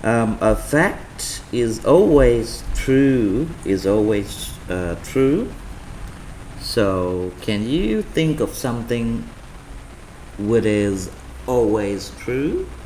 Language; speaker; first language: English; non-native, fluent; Vietnamese